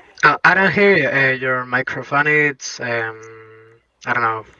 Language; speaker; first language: English; non-native, learner; Spanish